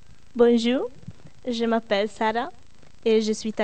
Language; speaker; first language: French; non-native, learner; Italian